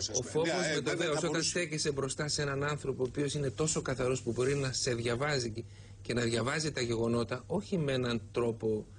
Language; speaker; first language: Greek; native; Greek